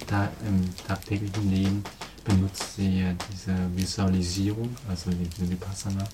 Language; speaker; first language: German; non-native, fluent; Vietnamese